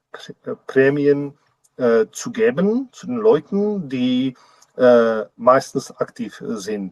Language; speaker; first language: German; non-native, learner; Czech